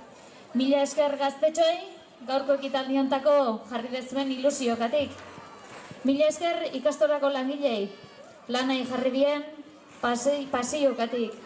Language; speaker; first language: Basque; native; Basque